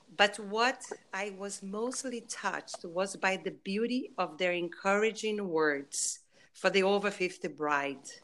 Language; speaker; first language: English; non-native, fluent; Portuguese